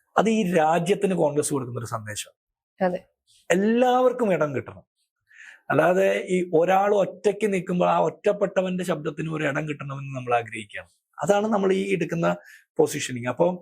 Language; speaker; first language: Malayalam; native; Malayalam